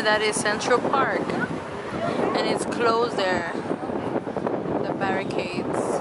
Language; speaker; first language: English; early bilingual, other home language; Spanish